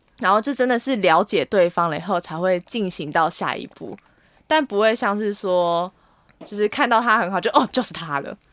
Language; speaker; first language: Chinese; native; Chinese